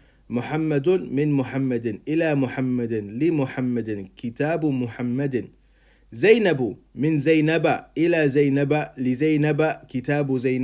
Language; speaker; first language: Arabic; non-native, fluent; English